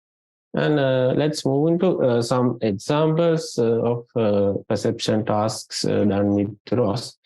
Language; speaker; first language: English; non-native, local second language; Sinhala